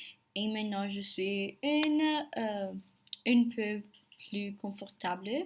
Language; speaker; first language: French; non-native, learner; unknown